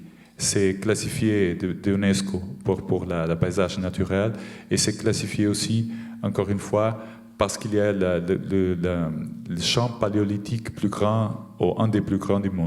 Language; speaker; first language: French; non-native, fluent; Portuguese